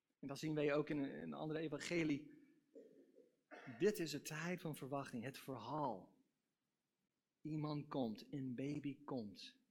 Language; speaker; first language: Dutch; non-native, fluent; English